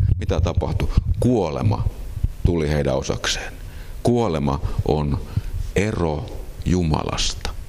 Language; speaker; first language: Finnish; native; Finnish